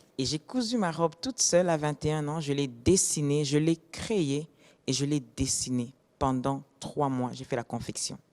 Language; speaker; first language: French; non-native, local second language; Lingala